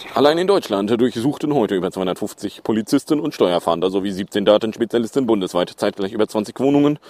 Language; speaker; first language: German; native; German